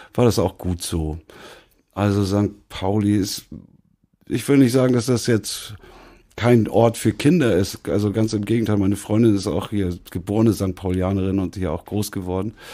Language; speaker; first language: German; native; German